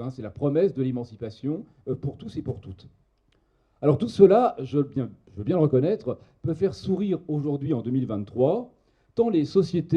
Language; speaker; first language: French; native; French